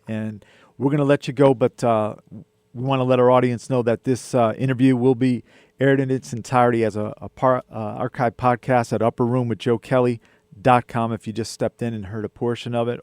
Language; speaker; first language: English; native; English